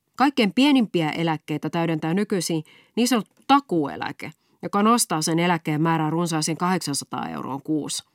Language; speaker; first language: Finnish; native; Finnish